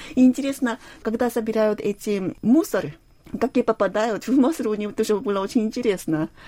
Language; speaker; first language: Russian; non-native, fluent; Korean